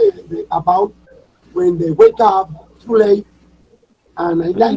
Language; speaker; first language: English; non-native, learner; Spanish